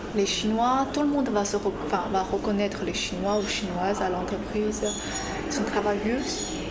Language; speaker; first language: French; non-native, fluent; Chinese